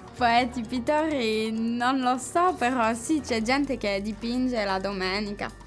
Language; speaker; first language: Italian; non-native, fluent; French